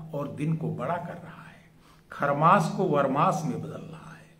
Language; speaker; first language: Hindi; native; Hindi